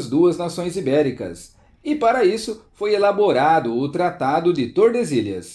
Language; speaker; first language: Portuguese; native; Portuguese